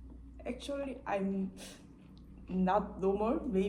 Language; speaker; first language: English; non-native, learner; Korean